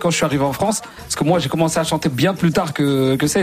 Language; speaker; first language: French; non-native, local second language; Ngazidja Comorian